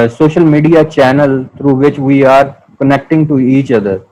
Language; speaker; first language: English; non-native, local second language; Urdu